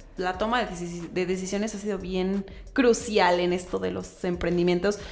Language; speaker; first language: Spanish; native; Spanish